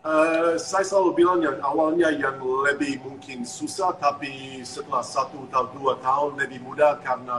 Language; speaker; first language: Indonesian; non-native, fluent; English